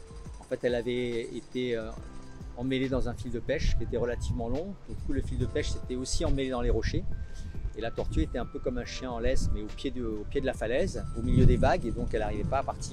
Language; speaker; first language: French; native; French